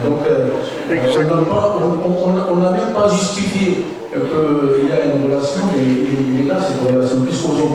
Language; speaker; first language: French; non-native, local second language; Arabic